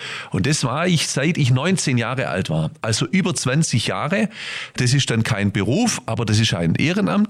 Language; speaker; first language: German; native; German